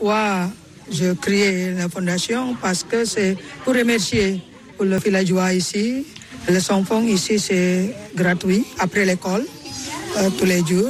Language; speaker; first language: French; non-native, learner; Indonesian